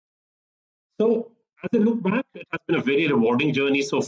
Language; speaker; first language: English; non-native, local second language; Punjabi